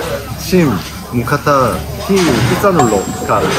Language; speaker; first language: Thai; non-native, fluent; Korean